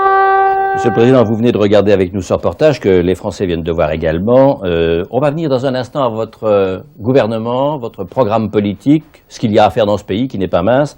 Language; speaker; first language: French; native; French